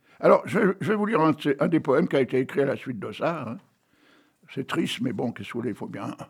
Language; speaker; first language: French; native; French